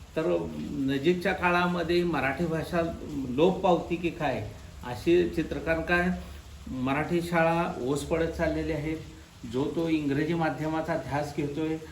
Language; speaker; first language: Marathi; native; Marathi